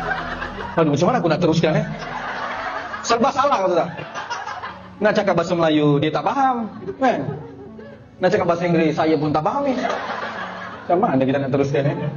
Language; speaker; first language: Malay; native; Malay